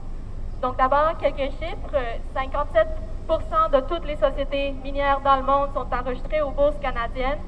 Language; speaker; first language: French; native; French